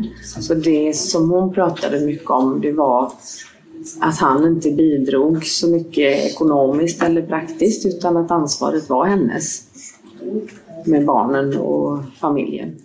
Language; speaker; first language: Swedish; native; Swedish